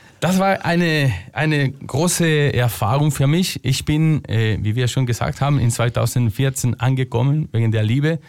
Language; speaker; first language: German; non-native, fluent; Spanish